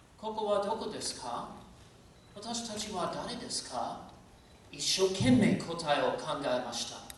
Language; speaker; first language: Japanese; non-native, fluent; English